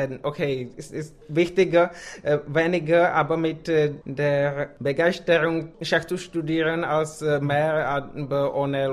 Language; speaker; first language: German; non-native, fluent; Czech